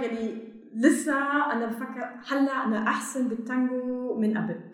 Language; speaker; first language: Arabic; non-native, learner; German